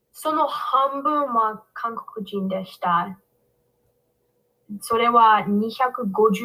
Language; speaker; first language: Japanese; non-native, learner; English